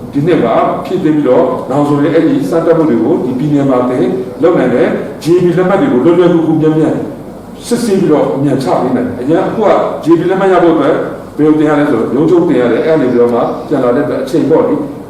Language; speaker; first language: Burmese; non-native, local second language; Shan